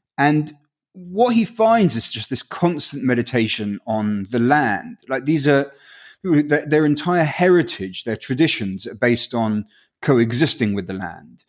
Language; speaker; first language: English; early bilingual, other home language; Spanish